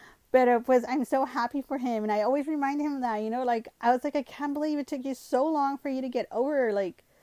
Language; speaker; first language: English; early bilingual, other home language; Spanish